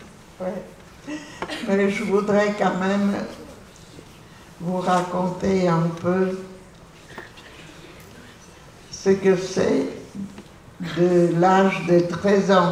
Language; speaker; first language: French; non-native, fluent; Polish